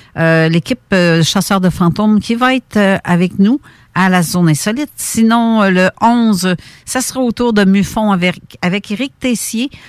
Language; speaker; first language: French; native; French